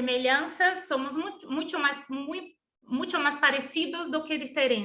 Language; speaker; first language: Spanish; non-native, learner; Portuguese